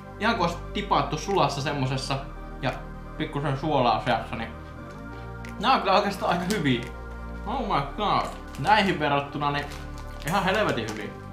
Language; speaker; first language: Finnish; early bilingual, other home language; Russian